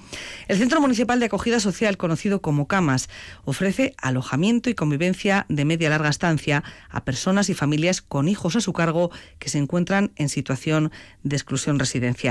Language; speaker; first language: Spanish; native; Spanish